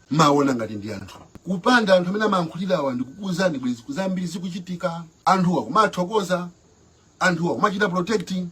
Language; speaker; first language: Nyanja; native; Nyanja